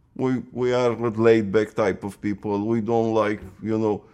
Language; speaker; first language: English; non-native, fluent; Romanian